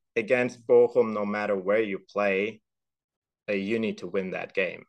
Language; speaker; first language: English; non-native, fluent; German